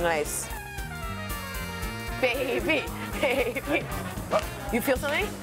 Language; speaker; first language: English; native; English